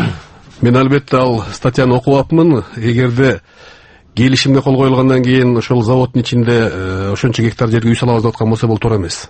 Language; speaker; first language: Kyrgyz; native; Kyrgyz